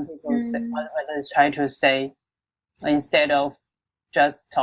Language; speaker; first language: English; non-native, local second language; Chinese